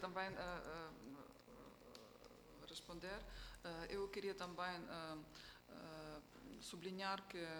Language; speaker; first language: Portuguese; non-native, fluent; Ukrainian